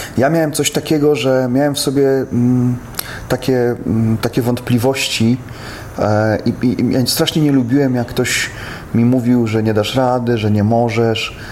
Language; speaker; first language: Polish; native; Polish